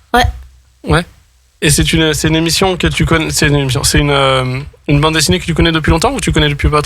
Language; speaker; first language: French; native; French